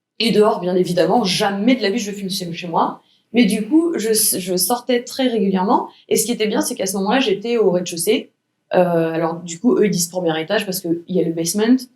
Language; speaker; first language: French; native; French